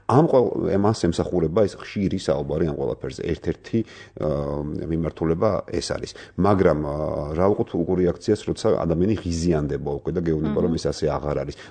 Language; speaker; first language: Georgian; native; Georgian